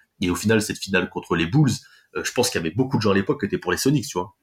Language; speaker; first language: French; native; French